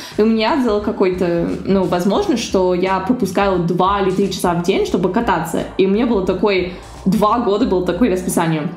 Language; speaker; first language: Russian; early bilingual, heritage; Russian